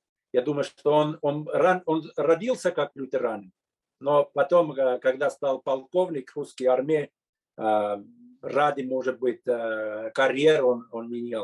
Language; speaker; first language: Russian; non-native, fluent; Finnish